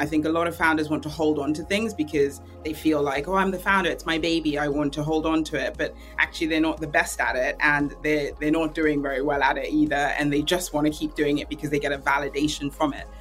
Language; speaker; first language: English; native; English